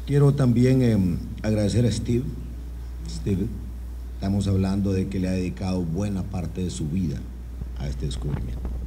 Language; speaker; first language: Spanish; native; Spanish